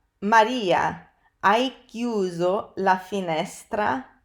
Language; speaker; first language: Italian; non-native, fluent; English